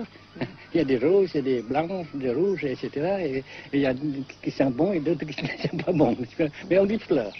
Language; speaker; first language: French; non-native, fluent; Vietnamese